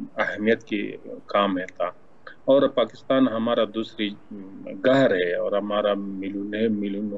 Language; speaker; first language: Hindi; non-native, learner; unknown